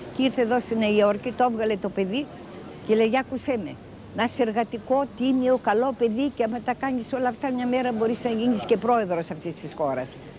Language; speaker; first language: Greek; native; Greek